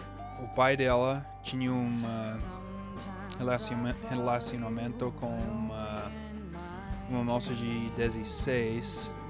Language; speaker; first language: Portuguese; non-native, fluent; English